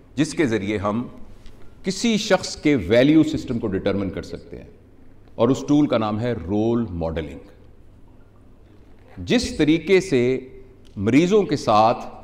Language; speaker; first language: Urdu; non-native, local second language; Punjabi